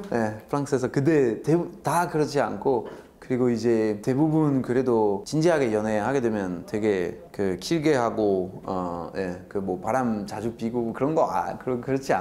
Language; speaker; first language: Korean; non-native, fluent; French